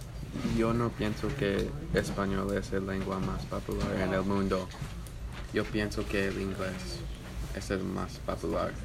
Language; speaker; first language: Spanish; non-native, learner; English